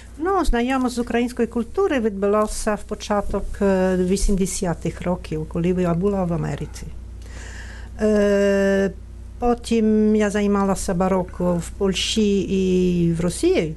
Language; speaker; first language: Ukrainian; non-native, fluent; Italian